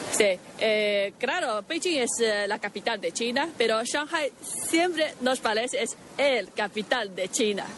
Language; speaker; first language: Spanish; non-native, learner; Chinese